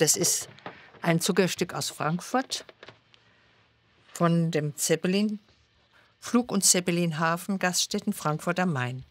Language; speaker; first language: German; native; German